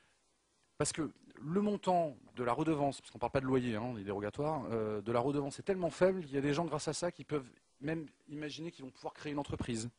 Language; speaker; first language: French; native; French